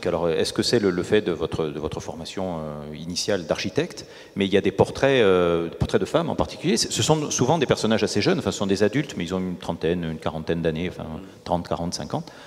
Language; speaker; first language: French; native; French